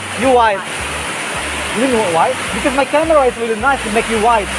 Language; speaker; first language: English; non-native, learner; Indonesian